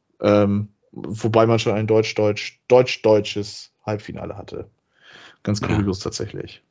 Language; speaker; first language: German; native; German